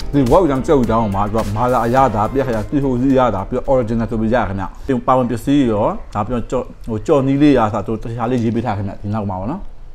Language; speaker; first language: Burmese; native; Burmese